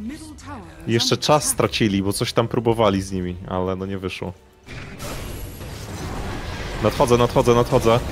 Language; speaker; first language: Polish; native; Polish